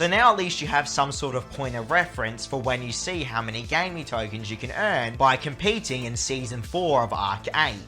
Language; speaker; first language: English; native; English